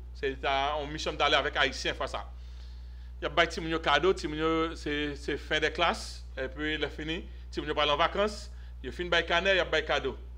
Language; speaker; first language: French; native; French